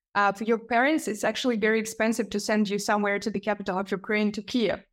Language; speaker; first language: English; non-native, fluent; Ukrainian